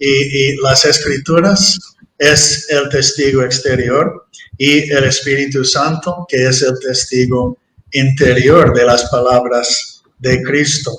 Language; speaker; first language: Spanish; non-native, fluent; English